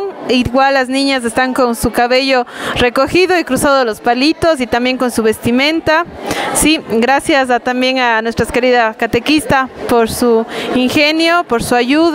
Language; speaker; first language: Spanish; native; Spanish